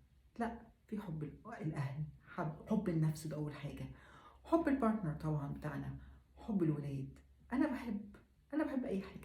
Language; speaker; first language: Arabic; native; Arabic